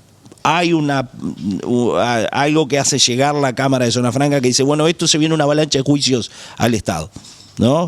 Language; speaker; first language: Spanish; native; Spanish